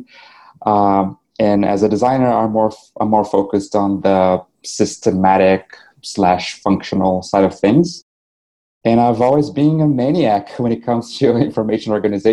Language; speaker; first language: English; non-native, fluent; Portuguese